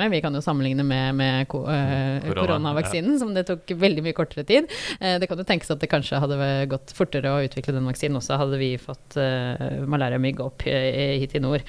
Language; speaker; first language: Norwegian; native; Norwegian